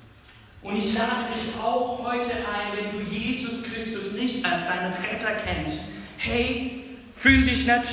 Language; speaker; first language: German; non-native, fluent; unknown